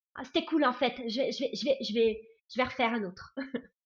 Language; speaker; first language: French; native; French